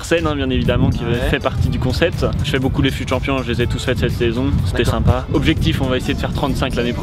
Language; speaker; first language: French; native; French